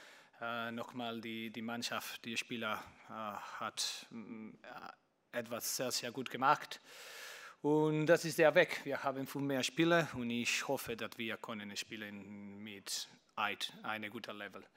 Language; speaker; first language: German; non-native, learner; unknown